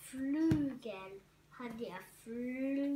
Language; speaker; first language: German; non-native, learner; Hungarian